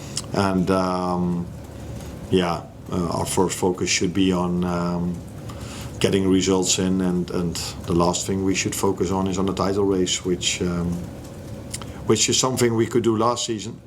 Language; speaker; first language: English; non-native, fluent; Dutch